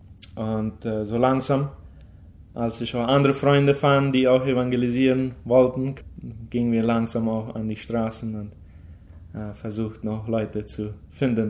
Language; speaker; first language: German; early bilingual, heritage; German